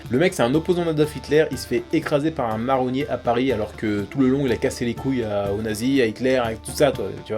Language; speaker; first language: French; native; French